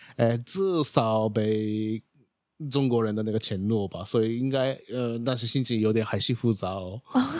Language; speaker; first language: Chinese; non-native, fluent; Japanese